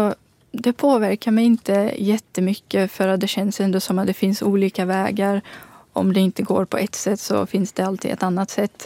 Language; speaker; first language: Swedish; non-native, fluent; Ukrainian